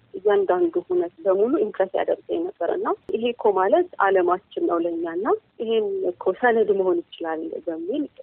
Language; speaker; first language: Amharic; native; Amharic